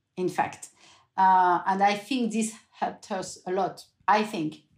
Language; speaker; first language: English; non-native, fluent; French